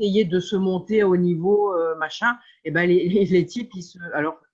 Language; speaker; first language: French; native; French